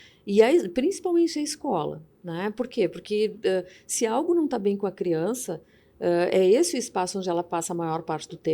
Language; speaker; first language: Portuguese; native; Portuguese